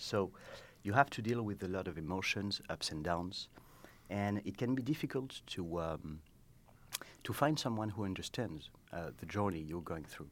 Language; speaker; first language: English; non-native, fluent; French